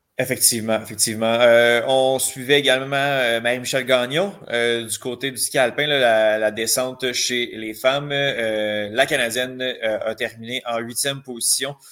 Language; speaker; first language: French; native; French